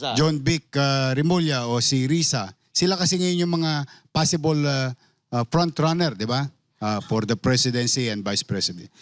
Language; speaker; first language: Filipino; native; Filipino